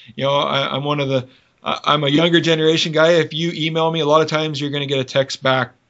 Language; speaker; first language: English; native; English